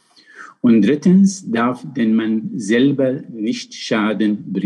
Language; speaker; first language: German; non-native, fluent; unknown